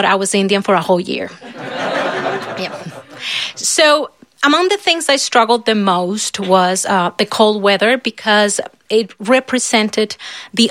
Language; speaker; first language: English; non-native, fluent; Spanish